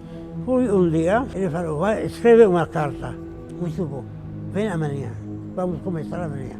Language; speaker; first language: Portuguese; non-native, fluent; Arabic